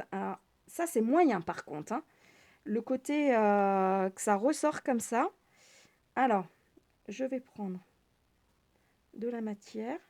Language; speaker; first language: French; native; French